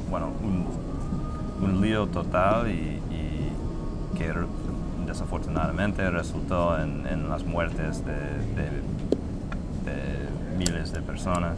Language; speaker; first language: Spanish; non-native, fluent; English